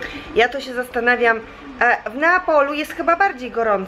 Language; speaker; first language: Polish; native; Polish